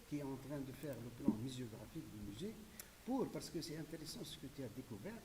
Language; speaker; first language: French; non-native, local second language; Arabic